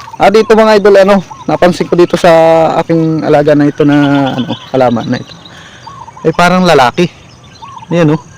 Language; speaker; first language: Filipino; native; Filipino